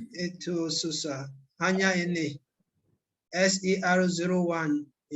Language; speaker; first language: Indonesian; non-native, learner; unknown